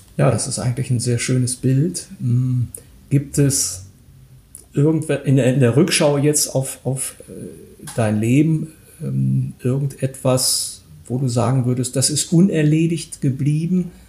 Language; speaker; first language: German; native; German